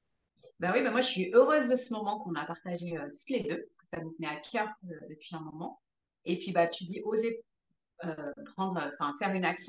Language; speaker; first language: French; native; French